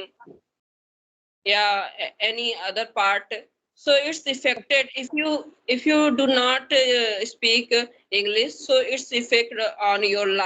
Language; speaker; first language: English; non-native, learner; Hindi